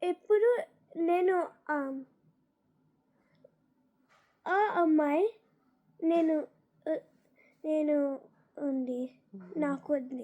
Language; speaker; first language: Telugu; early bilingual, heritage; Telugu